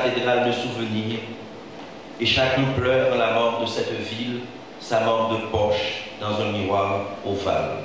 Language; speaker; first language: French; non-native, local second language; Haitian Creole